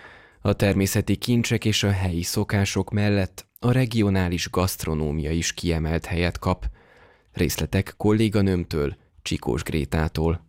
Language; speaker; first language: Hungarian; native; Hungarian